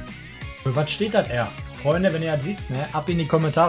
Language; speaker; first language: German; native; German